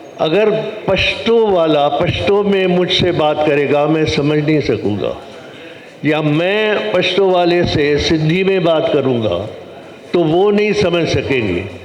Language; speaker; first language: Urdu; non-native, local second language; Sindhi